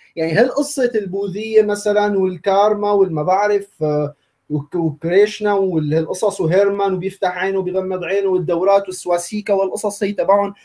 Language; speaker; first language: Arabic; native; Arabic